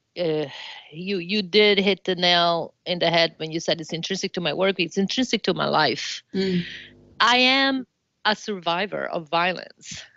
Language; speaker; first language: English; non-native, fluent; Italian